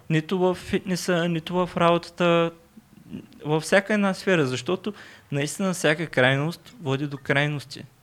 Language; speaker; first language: Bulgarian; non-native, local second language; Turkish